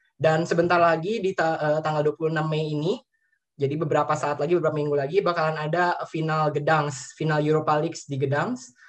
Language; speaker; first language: Indonesian; native; Indonesian